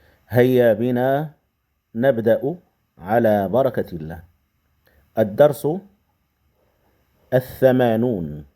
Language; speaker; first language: Arabic; non-native, fluent; Indonesian